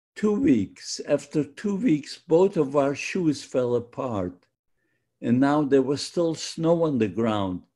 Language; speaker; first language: English; non-native, fluent; Polish